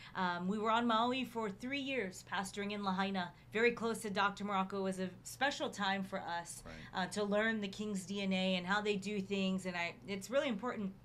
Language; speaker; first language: English; native; English